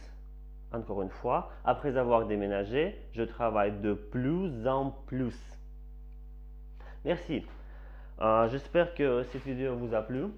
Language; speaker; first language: French; non-native, fluent; Russian